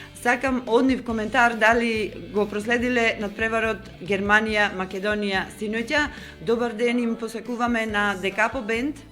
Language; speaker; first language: Macedonian; native; Macedonian